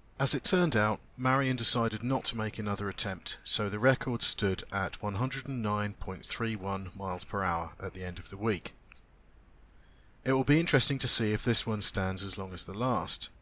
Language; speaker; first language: English; native; English